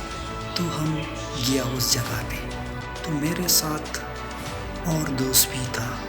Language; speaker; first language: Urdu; non-native, local second language; Pashto